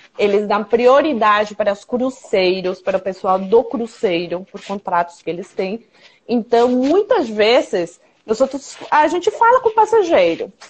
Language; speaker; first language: Portuguese; non-native, fluent; Spanish